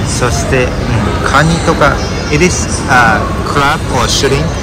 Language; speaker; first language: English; non-native, learner; Japanese